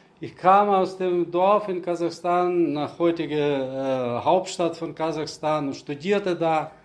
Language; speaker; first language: German; early bilingual, heritage; German